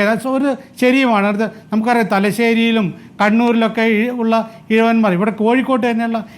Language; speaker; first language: Malayalam; native; Malayalam